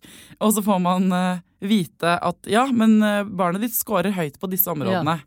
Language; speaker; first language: Norwegian; native; Norwegian